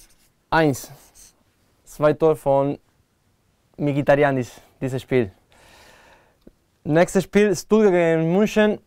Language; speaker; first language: German; non-native, learner; Spanish